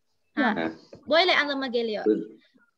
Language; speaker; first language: Turkish; non-native, learner; Indonesian